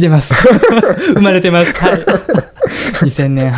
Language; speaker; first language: Japanese; native; Japanese